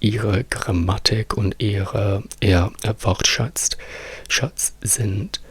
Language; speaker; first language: German; non-native, fluent; Italian